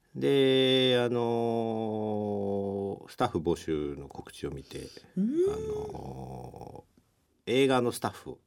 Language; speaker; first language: Japanese; early bilingual, other home language; Portuguese